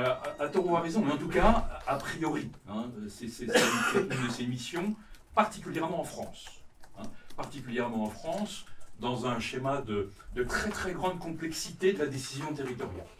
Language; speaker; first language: French; native; French